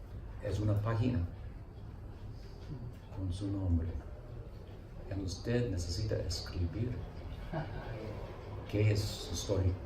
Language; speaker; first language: Spanish; non-native, learner; English